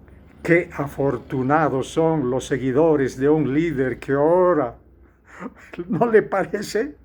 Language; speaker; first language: Spanish; native; Spanish